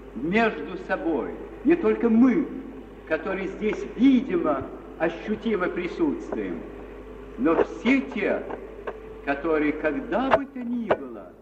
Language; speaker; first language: Russian; native; Russian